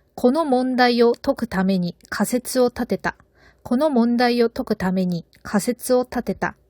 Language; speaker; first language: Japanese; non-native, fluent; Korean